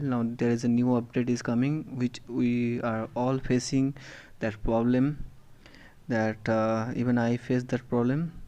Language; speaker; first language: English; non-native, local second language; Hindi